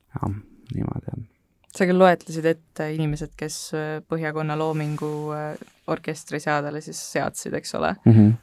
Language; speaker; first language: Estonian; native; Estonian